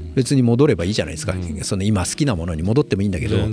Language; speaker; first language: Japanese; native; Japanese